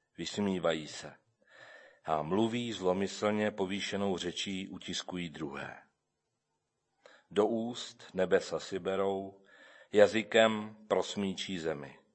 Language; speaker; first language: Czech; native; Czech